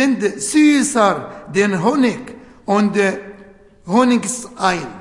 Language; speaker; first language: German; non-native, fluent; Arabic